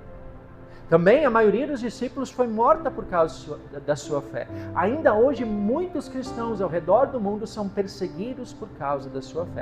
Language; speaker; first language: Portuguese; native; Portuguese